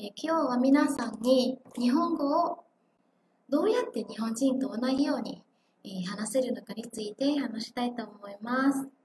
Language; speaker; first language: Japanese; non-native, fluent; Vietnamese